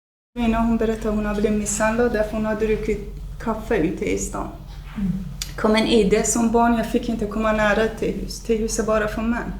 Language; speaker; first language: Swedish; non-native, fluent; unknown